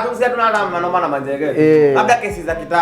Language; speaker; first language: Swahili; native; Swahili